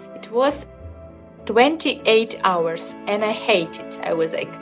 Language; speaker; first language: English; non-native, learner; Russian